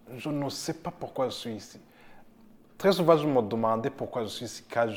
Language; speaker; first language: French; non-native, local second language; Rundi